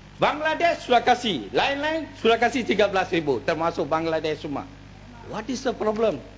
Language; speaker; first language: Malay; non-native, local second language; Tamil